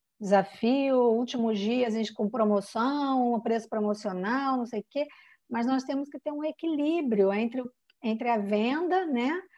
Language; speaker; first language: Portuguese; native; Portuguese